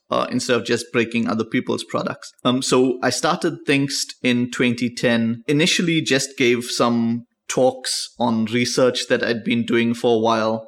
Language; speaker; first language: English; native; English